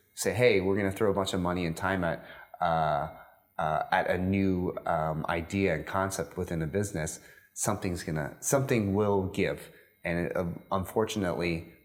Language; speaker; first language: English; native; English